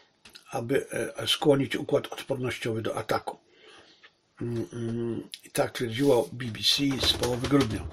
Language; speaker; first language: Polish; native; Polish